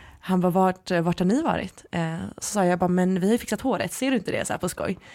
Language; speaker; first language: Swedish; early bilingual, other home language; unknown